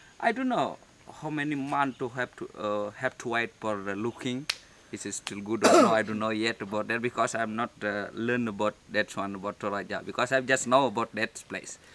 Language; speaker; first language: English; non-native, learner; Indonesian